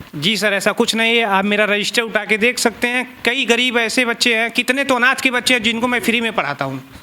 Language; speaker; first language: Hindi; native; Hindi